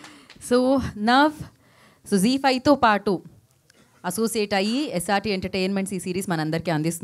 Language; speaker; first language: Telugu; native; Telugu